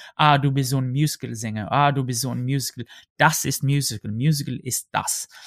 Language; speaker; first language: German; non-native, fluent; Swedish